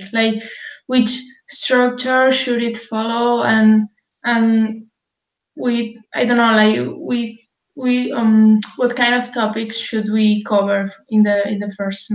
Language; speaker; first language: English; non-native, fluent; Spanish